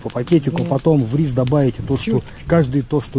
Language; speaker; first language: Russian; native; Russian